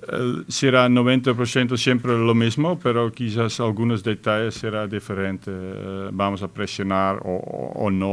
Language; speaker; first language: Spanish; non-native, fluent; Dutch